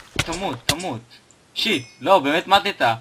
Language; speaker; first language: Hebrew; native; Hebrew